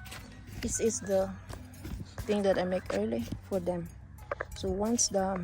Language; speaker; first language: English; non-native, fluent; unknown